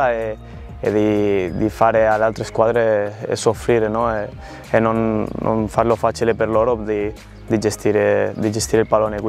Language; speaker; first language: Italian; non-native, fluent; Spanish